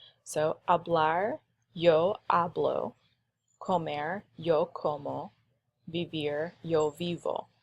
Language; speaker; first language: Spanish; non-native, fluent; English